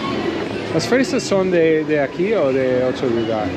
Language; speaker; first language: Spanish; non-native, learner; English